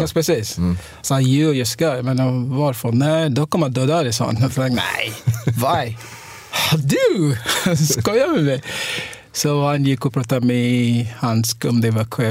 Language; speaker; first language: Swedish; non-native, fluent; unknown